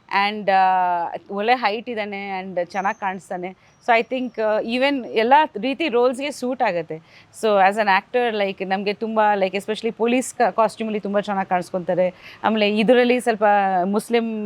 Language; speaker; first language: Kannada; non-native, fluent; Bangla